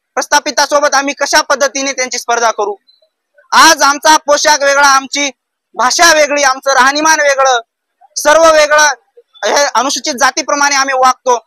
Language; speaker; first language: Marathi; non-native, local second language; Lambadi